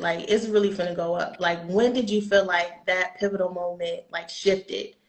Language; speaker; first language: English; native; English